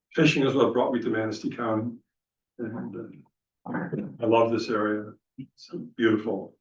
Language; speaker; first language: English; non-native, fluent; Dutch